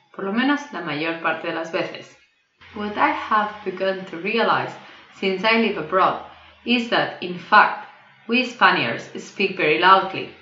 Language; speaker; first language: Spanish; native; Spanish